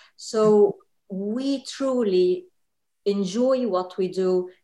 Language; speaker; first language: English; non-native, fluent; Arabic